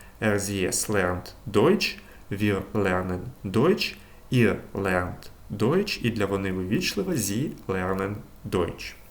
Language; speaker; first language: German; non-native, fluent; Ukrainian